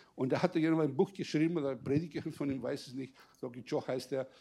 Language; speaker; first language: German; non-native, fluent; Greek